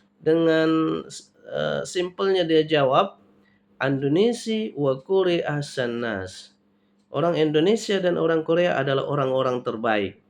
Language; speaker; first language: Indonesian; native; Indonesian